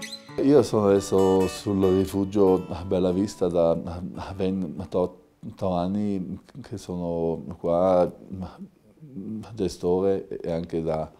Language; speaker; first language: Italian; non-native, local second language; German